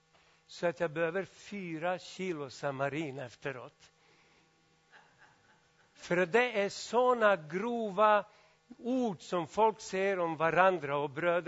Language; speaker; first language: Swedish; non-native, fluent; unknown